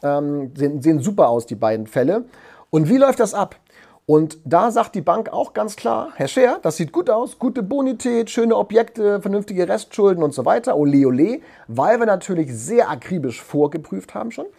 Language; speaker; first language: German; native; German